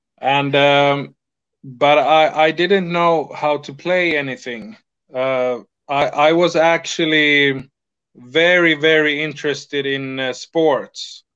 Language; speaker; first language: English; non-native, fluent; Swedish